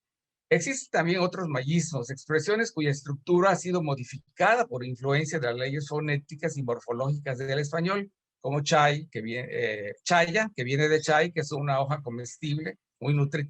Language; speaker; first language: Spanish; native; Spanish